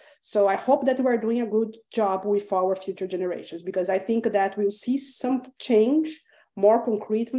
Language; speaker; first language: English; non-native, fluent; Portuguese